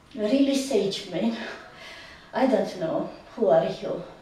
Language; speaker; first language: English; non-native, learner; Georgian